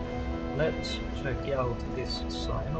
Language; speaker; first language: English; non-native, fluent; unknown